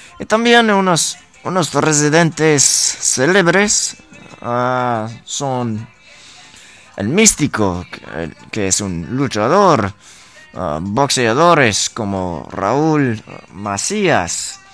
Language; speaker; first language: Spanish; non-native, learner; English